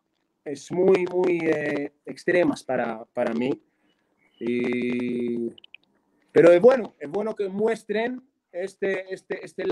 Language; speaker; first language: Spanish; non-native, fluent; Hebrew